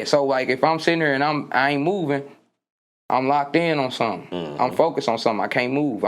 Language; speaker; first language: English; native; English